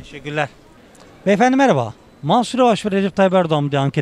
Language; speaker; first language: Turkish; native; Turkish